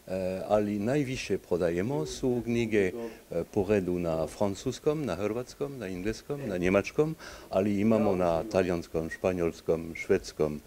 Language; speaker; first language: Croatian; non-native, learner; French